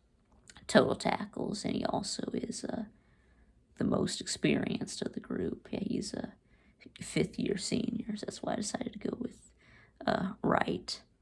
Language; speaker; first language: English; native; English